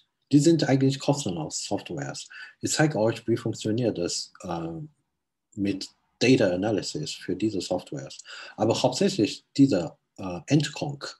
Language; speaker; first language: German; non-native, fluent; Chinese